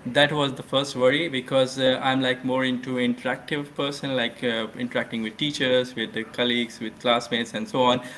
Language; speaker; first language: English; non-native, local second language; Hindi